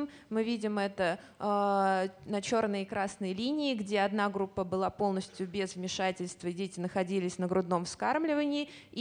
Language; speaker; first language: Russian; native; Russian